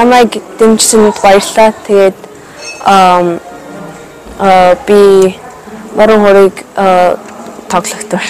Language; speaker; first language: Mongolian; early bilingual, heritage; Mongolian